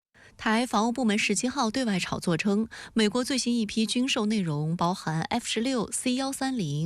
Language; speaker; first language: Chinese; native; Chinese